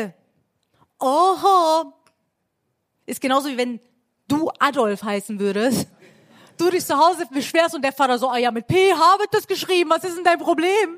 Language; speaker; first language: German; early bilingual, other home language; Persian